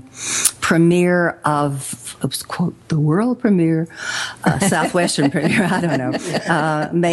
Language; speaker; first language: English; native; English